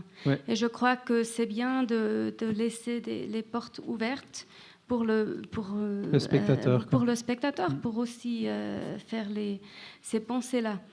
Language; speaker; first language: French; non-native, fluent; Swiss German